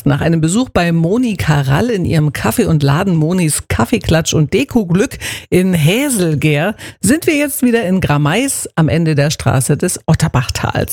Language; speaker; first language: German; native; German